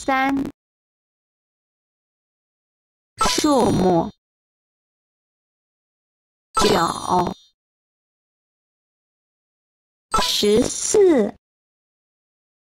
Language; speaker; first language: Chinese; non-native, learner; English